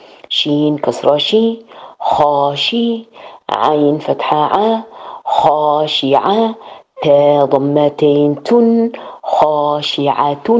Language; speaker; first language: Arabic; non-native, learner; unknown